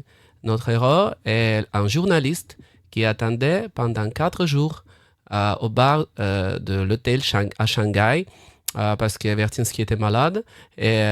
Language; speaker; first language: French; non-native, fluent; Russian